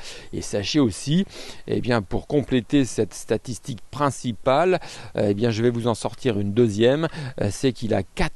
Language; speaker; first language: French; native; French